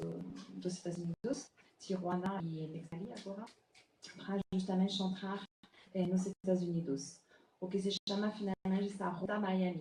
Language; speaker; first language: Portuguese; non-native, fluent; French